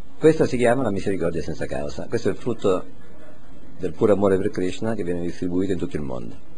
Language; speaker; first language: Italian; native; Italian